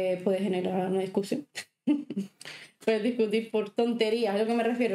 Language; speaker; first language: Spanish; native; Spanish